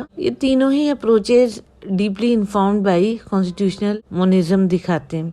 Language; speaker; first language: Hindi; native; Hindi